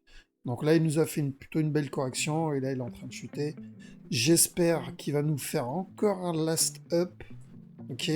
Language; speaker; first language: French; native; French